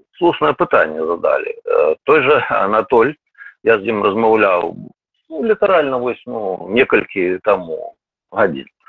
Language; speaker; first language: Belarusian; non-native, local second language; Russian